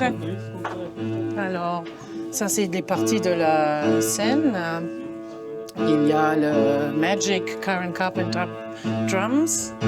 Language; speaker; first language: French; non-native, fluent; German